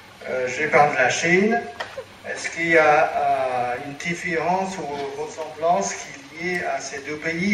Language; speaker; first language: French; non-native, fluent; Chinese